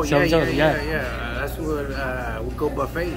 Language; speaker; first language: English; non-native, learner; Spanish